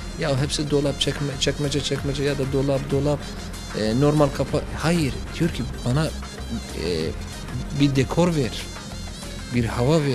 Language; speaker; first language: Turkish; non-native, learner; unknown